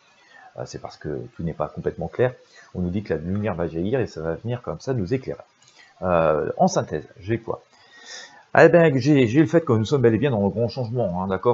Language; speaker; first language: French; native; French